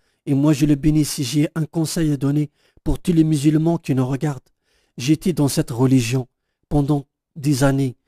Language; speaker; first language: French; non-native, local second language; Kabyle